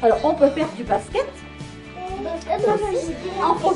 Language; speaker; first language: French; native; French